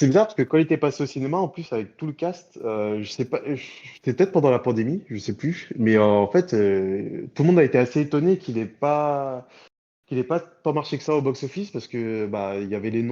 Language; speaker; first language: French; native; French